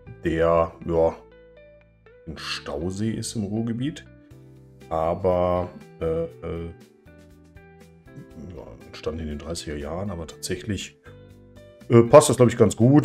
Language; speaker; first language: German; native; German